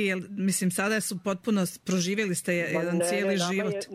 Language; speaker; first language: Croatian; native; Croatian